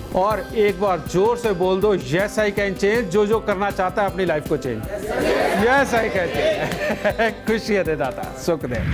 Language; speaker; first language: Hindi; native; Hindi